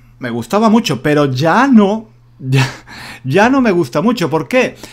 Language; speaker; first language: Spanish; native; Spanish